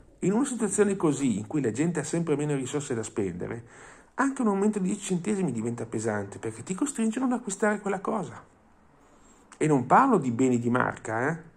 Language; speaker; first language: Italian; non-native, fluent; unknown